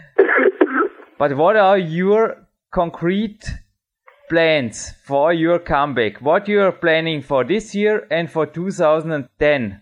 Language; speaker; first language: English; non-native, fluent; German